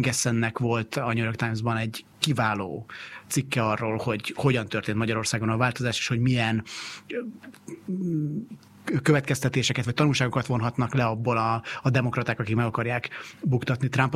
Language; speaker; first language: Hungarian; native; Hungarian